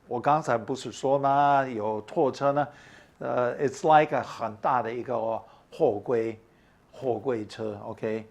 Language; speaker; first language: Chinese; non-native, fluent; English